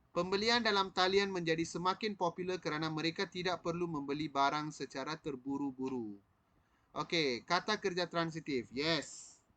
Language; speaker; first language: Malay; non-native, local second language; Tamil